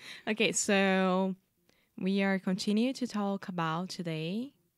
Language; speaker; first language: English; non-native, fluent; Portuguese